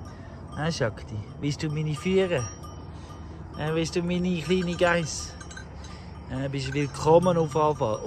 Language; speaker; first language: German; non-native, fluent; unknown